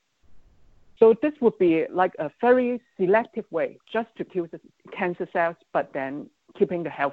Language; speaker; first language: English; non-native, local second language; Cantonese